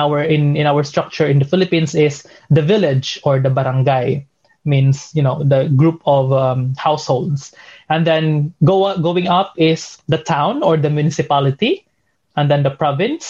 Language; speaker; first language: English; non-native, local second language; Waray